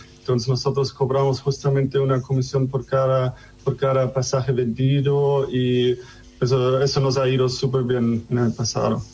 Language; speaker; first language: Spanish; non-native, fluent; German